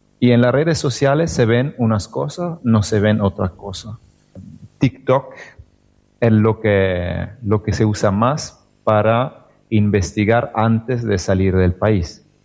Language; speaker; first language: Spanish; non-native, fluent; Italian